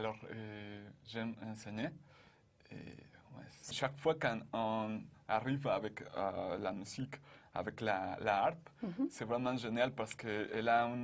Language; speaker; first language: French; non-native, fluent; Spanish